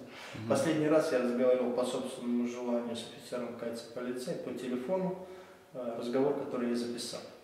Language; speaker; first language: Russian; native; Russian